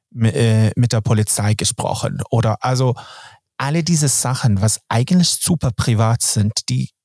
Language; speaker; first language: German; non-native, fluent; Swedish